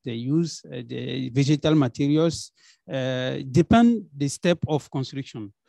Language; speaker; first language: English; non-native, learner; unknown